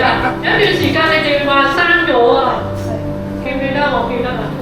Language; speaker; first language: Cantonese; native; Cantonese